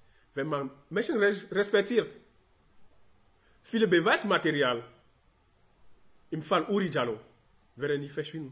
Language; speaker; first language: German; non-native, learner; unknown